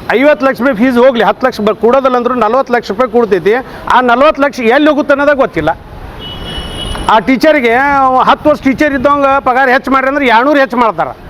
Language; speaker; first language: Kannada; non-native, local second language; Urdu